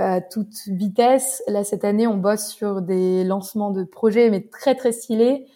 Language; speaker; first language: French; native; French